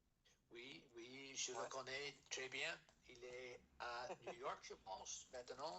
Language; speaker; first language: French; non-native, learner; English